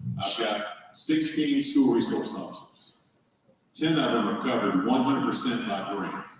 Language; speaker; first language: English; native; English